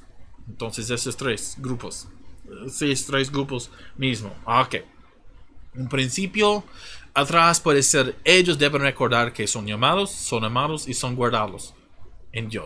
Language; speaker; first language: Spanish; non-native, fluent; English